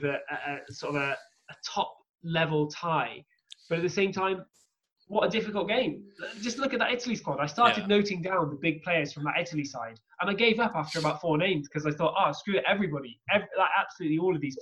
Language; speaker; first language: English; native; English